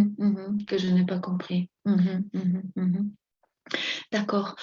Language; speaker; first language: French; non-native, fluent; Spanish